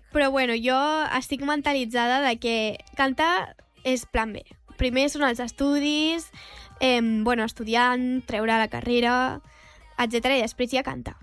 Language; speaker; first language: Catalan; non-native, local second language; Spanish